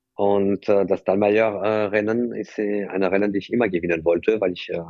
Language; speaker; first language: German; non-native, fluent; French